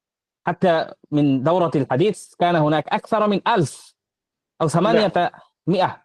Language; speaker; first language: Arabic; non-native, fluent; Bangla